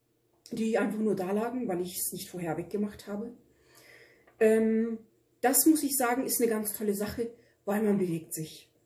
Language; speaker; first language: German; early bilingual, other home language; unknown